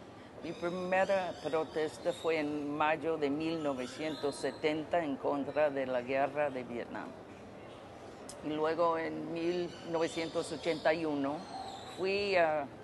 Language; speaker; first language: Spanish; non-native, fluent; English